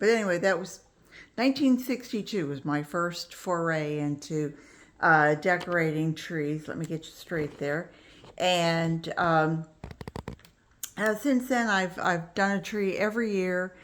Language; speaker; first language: English; native; English